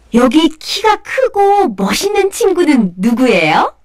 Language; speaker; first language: Korean; non-native, learner; Indonesian